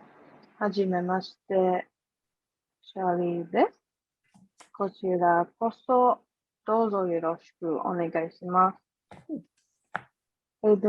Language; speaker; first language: Japanese; non-native, learner; English